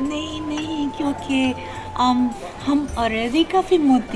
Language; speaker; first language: Hindi; non-native, learner; English